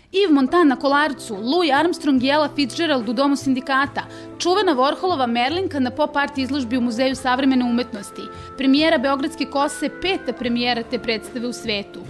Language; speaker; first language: Serbian; native; Serbian